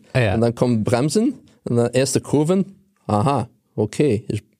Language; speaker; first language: German; non-native, fluent; Russian